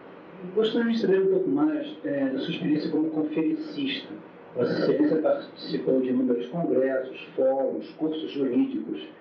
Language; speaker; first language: Portuguese; native; Portuguese